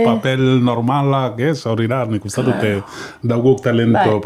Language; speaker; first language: Basque; non-native, learner; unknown